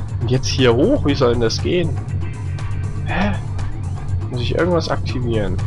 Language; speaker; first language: German; native; German